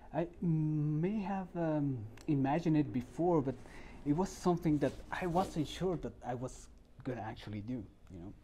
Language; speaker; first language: English; non-native, fluent; Spanish